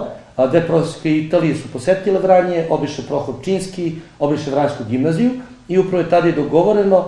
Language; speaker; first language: Serbian; native; Serbian